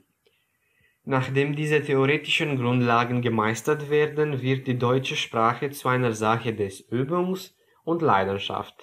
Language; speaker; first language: German; non-native, fluent; Romanian